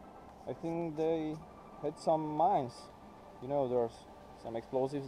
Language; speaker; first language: English; non-native, learner; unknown